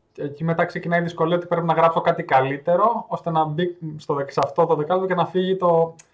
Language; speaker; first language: Greek; native; Greek